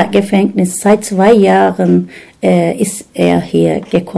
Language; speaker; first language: German; non-native, learner; Turkish